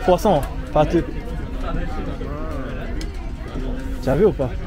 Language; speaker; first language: French; non-native, learner; Japanese